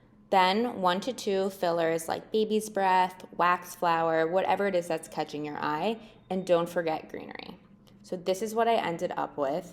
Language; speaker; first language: English; native; English